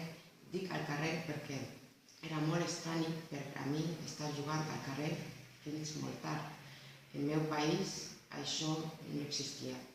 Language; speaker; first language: Catalan; non-native, learner; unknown